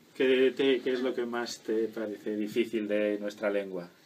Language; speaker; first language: Spanish; native; Spanish